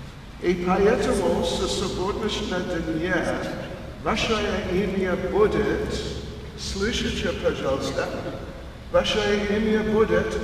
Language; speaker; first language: Russian; non-native, learner; English